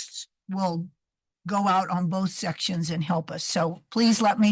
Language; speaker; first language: English; native; English